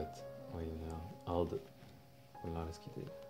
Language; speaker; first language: Turkish; non-native, learner; French